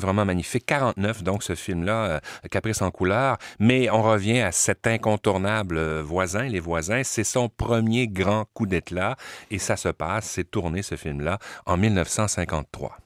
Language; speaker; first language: French; native; French